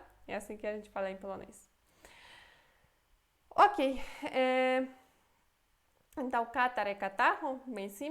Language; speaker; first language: Portuguese; non-native, fluent; Polish